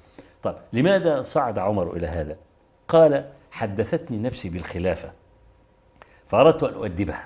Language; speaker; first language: Arabic; native; Arabic